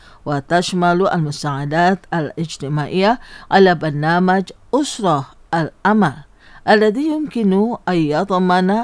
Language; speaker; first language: Arabic; non-native, fluent; Indonesian